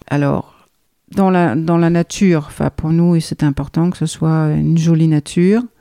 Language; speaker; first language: French; non-native, fluent; Danish